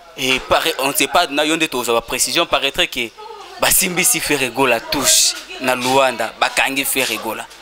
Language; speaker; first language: Lingala; native; Lingala